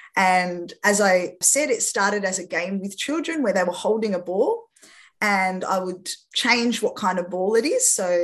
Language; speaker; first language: English; non-native, local second language; French